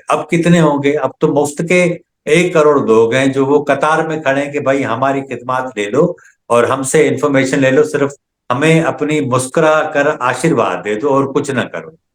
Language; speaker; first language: Urdu; non-native, local second language; Sindhi